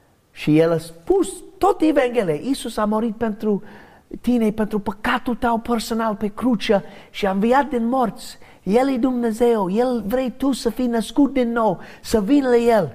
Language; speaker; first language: Romanian; non-native, learner; English